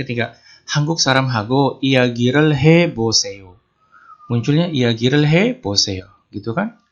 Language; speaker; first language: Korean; non-native, fluent; Indonesian